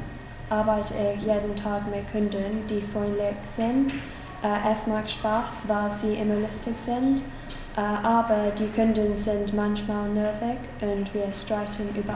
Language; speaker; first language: German; non-native, learner; English